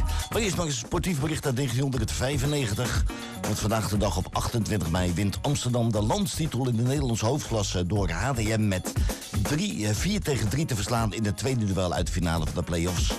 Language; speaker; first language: Dutch; native; Dutch